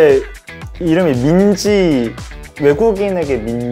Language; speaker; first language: Korean; native; Korean